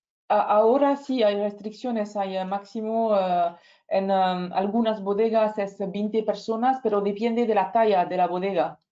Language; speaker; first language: Spanish; non-native, fluent; French